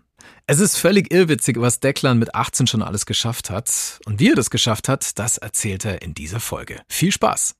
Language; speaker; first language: German; native; German